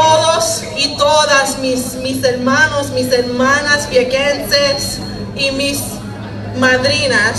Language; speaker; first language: Spanish; early bilingual, heritage; Spanish